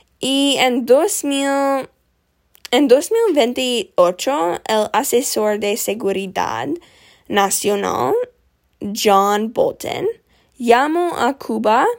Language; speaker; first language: Spanish; non-native, learner; English